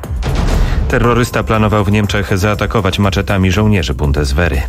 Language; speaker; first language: Polish; native; Polish